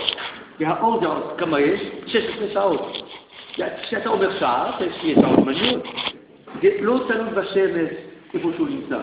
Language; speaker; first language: Hebrew; non-native, fluent; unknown